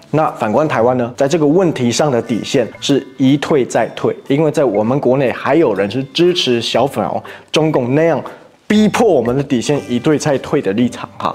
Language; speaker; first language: Chinese; native; Chinese